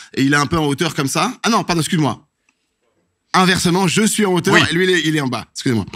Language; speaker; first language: French; native; French